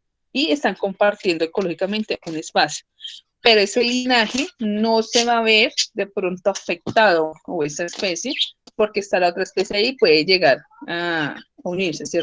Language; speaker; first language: Spanish; native; Spanish